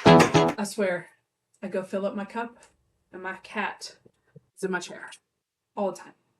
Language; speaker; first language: English; native; English